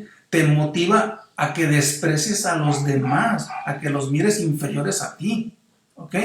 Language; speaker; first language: Spanish; native; Spanish